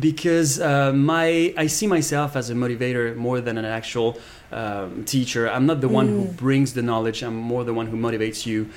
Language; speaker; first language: English; non-native, fluent; Japanese